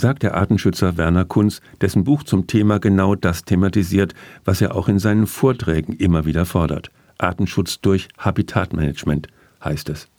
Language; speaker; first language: German; native; German